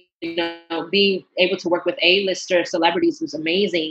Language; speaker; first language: English; early bilingual, other home language; Spanish